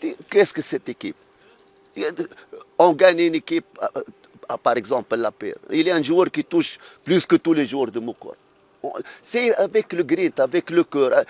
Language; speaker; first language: French; non-native, fluent; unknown